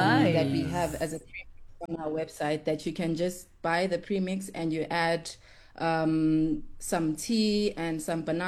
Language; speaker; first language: English; non-native, local second language; Zulu